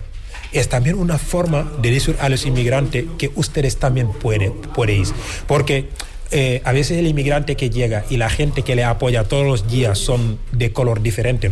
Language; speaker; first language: Spanish; non-native, fluent; Wolof